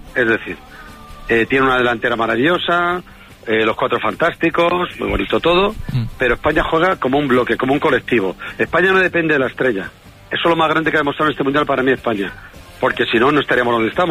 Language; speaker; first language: Spanish; native; Spanish